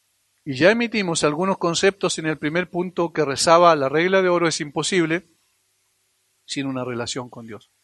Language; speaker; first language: Spanish; native; Spanish